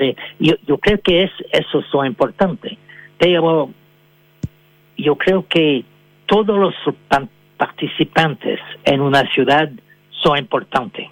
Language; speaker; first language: Spanish; non-native, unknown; French